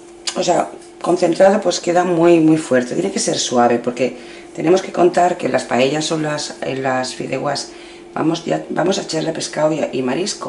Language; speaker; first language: Spanish; native; Spanish